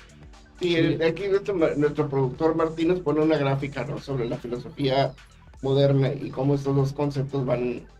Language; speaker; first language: Spanish; native; Spanish